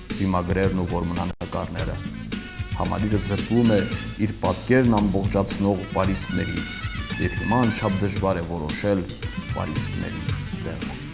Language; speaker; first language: Armenian; native; Armenian